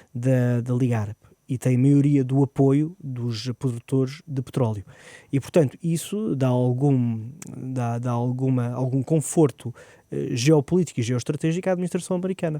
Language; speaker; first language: Portuguese; native; Portuguese